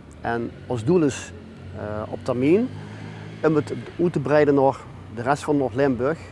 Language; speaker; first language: Dutch; native; Dutch